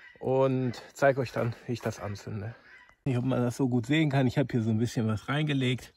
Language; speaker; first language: German; native; German